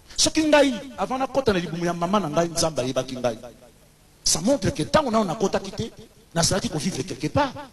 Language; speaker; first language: Lingala; native; Lingala